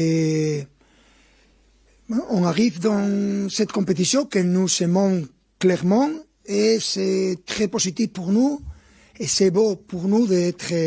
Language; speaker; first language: French; non-native, fluent; Spanish